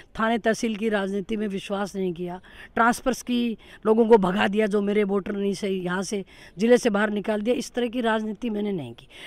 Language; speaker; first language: Hindi; native; Hindi